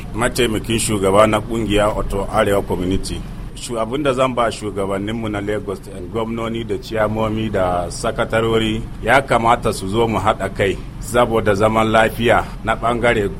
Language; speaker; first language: Hausa; non-native, local second language; Kanuri